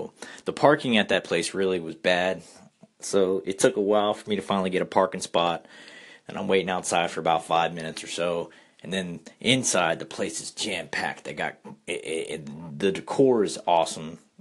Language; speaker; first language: English; native; English